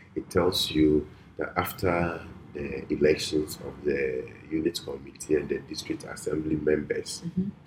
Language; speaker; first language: English; non-native, local second language; Ewe